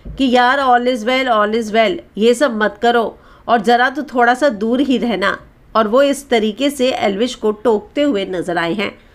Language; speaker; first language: Hindi; native; Hindi